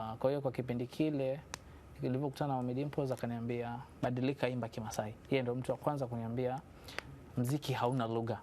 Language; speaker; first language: Swahili; non-native, local second language; Masai